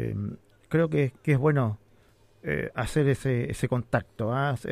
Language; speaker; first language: Spanish; native; Spanish